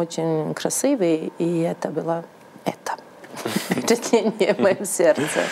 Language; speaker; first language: Russian; non-native, learner; Serbian